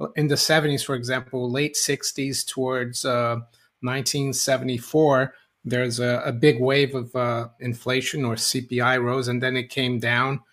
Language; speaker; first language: English; non-native, fluent; Portuguese